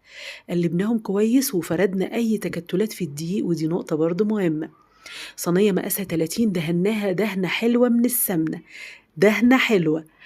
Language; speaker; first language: Arabic; native; Arabic